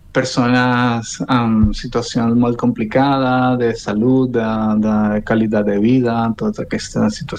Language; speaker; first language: Catalan; non-native, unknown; Spanish